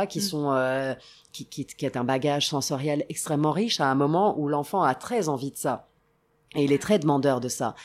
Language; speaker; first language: French; non-native, fluent; Italian